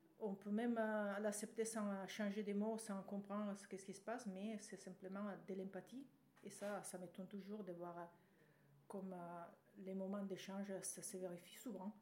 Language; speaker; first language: French; non-native, fluent; Italian